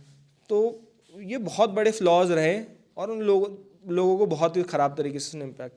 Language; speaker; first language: Hindi; native; Hindi